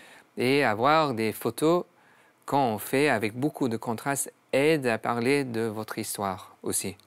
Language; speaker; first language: French; non-native, learner; English